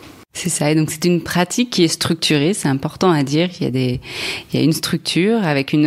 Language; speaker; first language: French; native; French